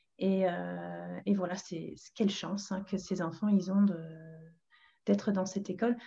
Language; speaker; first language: French; non-native, fluent; English